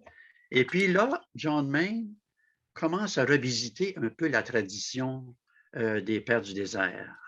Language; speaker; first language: French; native; French